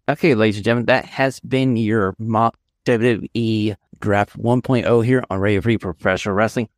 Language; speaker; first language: English; native; English